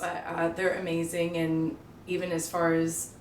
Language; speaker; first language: English; native; English